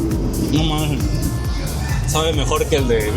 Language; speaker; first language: Spanish; native; Spanish